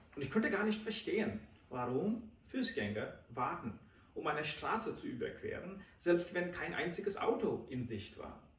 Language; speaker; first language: German; non-native, fluent; Telugu